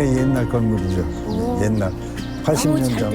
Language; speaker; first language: Korean; native; Korean